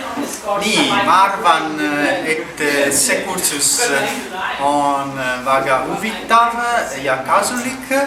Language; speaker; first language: Estonian; non-native, learner; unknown